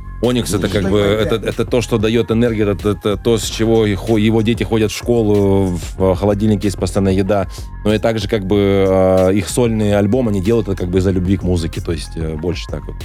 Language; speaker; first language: Russian; native; Russian